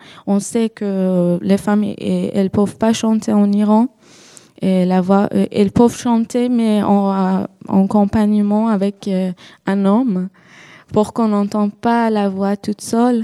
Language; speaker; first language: French; non-native, learner; Persian